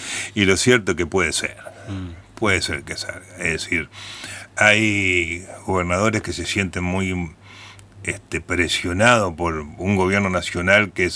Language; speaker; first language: Spanish; native; Spanish